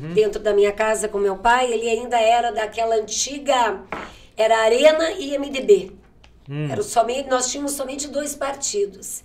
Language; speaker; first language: Portuguese; native; Portuguese